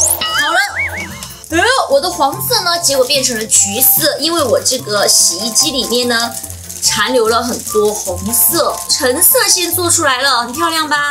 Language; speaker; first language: Chinese; native; Chinese